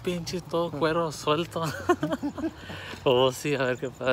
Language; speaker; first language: Spanish; early bilingual, heritage; Spanish